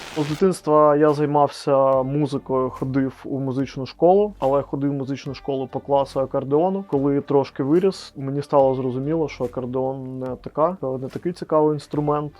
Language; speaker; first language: Ukrainian; non-native, local second language; Russian